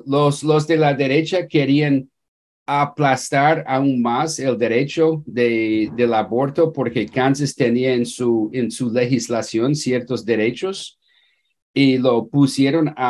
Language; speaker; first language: Spanish; non-native, fluent; English